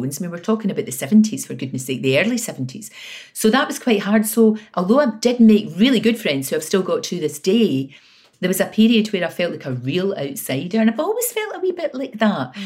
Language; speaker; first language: English; native; English